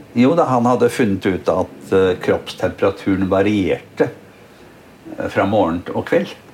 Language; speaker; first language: Norwegian; native; Norwegian